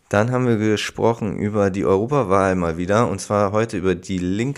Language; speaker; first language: German; native; German